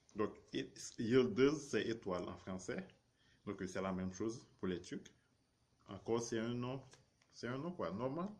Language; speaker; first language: French; non-native, local second language; Haitian Creole